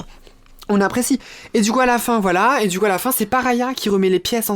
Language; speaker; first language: French; native; French